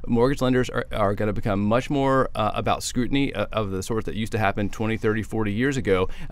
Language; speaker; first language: English; native; English